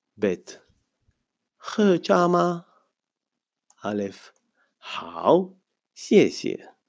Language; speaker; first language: Chinese; non-native, fluent; Hebrew